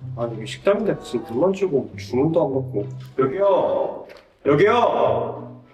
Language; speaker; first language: Korean; native; Korean